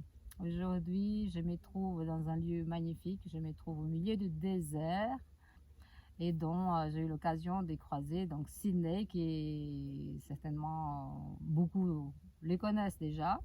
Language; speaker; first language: French; native; French